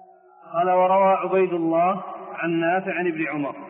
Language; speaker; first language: Arabic; native; Arabic